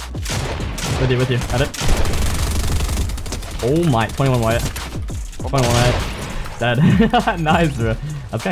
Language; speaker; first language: English; native; English